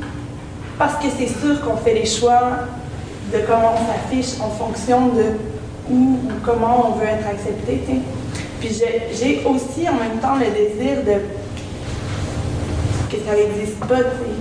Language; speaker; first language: French; native; French